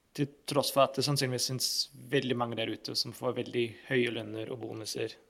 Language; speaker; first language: Norwegian; non-native, fluent; German